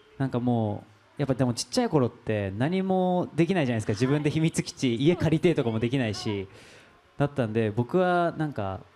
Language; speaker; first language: Japanese; native; Japanese